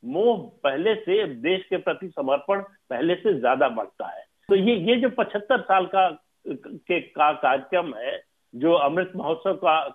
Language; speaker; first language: Hindi; native; Hindi